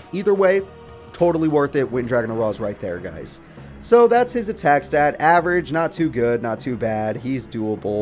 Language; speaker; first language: English; native; English